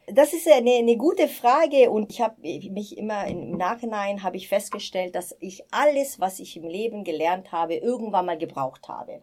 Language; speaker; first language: German; non-native, fluent; Italian